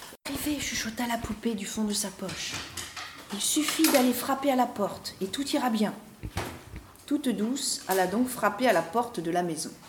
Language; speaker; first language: French; native; French